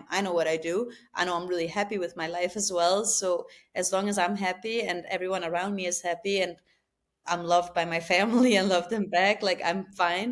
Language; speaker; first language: English; non-native, fluent; Albanian